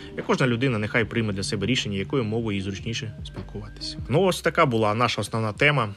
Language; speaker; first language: Ukrainian; non-native, local second language; Russian